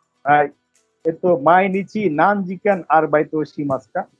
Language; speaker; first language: Japanese; non-native, fluent; Bangla